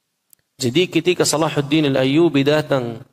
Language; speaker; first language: Indonesian; non-native, fluent; Arabic